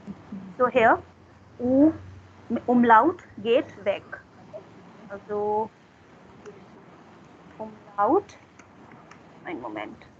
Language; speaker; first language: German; non-native, fluent; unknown